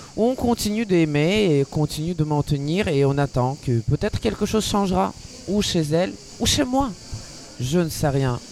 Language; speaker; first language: French; non-native, fluent; Ukrainian